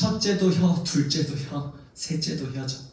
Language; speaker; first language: Korean; native; Korean